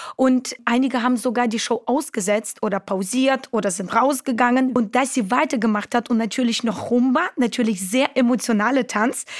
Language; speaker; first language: German; non-native, fluent; Romanian